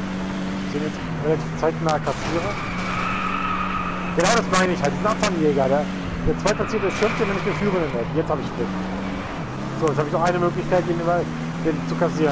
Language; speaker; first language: German; native; German